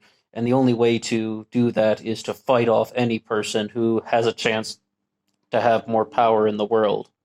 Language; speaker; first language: English; native; English